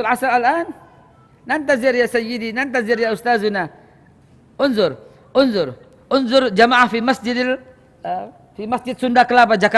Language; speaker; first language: Arabic; non-native, learner; Indonesian